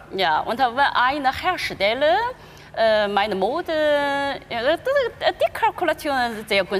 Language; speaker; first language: German; non-native, fluent; Chinese